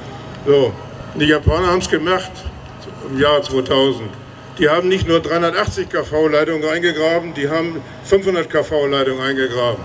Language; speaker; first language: German; native; German